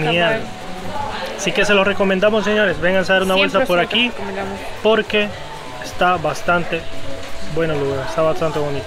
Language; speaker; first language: Spanish; native; Spanish